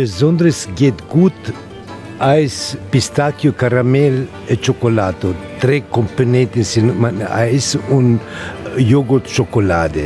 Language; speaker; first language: German; non-native, learner; Italian